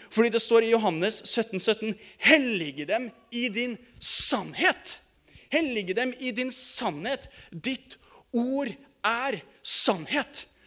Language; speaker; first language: Norwegian; native; Norwegian